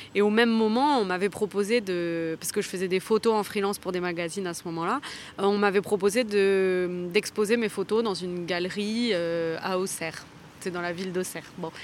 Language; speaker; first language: French; native; French